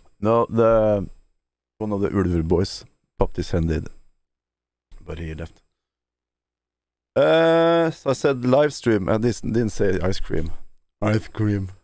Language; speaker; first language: English; non-native, fluent; Norwegian